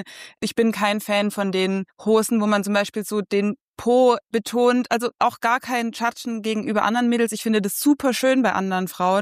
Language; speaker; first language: German; native; German